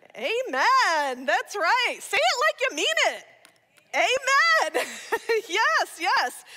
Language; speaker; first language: English; native; English